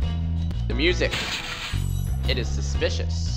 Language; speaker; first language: English; native; English